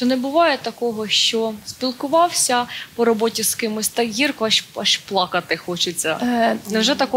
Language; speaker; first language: Ukrainian; native; Ukrainian